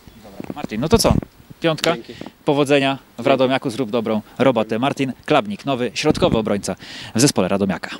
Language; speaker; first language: Polish; native; Polish